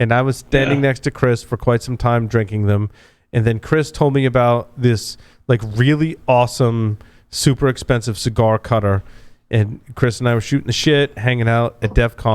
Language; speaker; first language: English; native; English